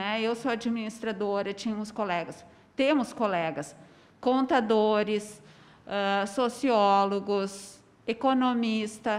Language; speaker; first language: Portuguese; native; Portuguese